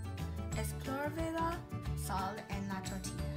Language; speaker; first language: Spanish; non-native, learner; English